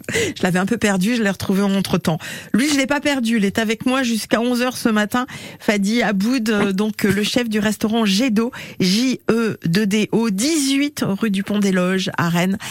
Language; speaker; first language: French; native; French